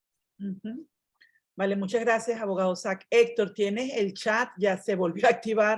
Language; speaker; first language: Spanish; native; Spanish